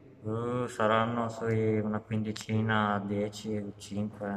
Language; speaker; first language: Italian; native; Italian